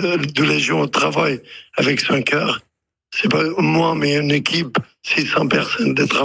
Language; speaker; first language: French; non-native, learner; Arabic